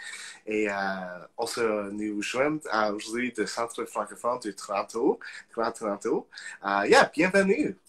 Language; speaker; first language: French; non-native, local second language; English